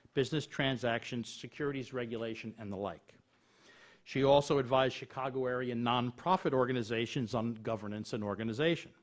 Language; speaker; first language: English; native; English